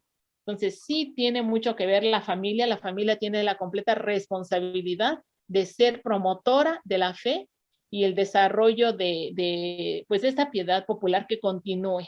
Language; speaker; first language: Spanish; native; Spanish